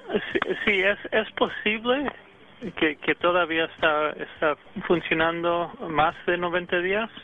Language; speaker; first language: Spanish; early bilingual, heritage; English